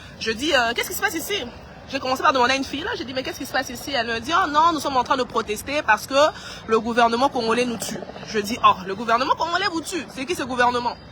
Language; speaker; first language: French; non-native, local second language; Lingala